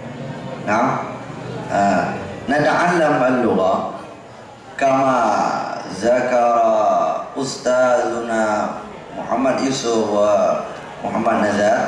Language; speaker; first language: Arabic; non-native, fluent; Indonesian